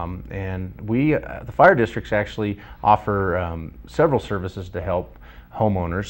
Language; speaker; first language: English; native; English